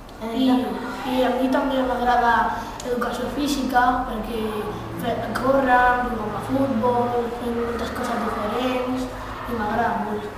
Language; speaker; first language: Catalan; non-native, local second language; Spanish